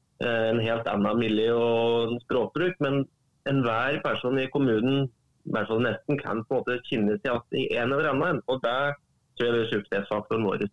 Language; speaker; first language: Norwegian; native; Norwegian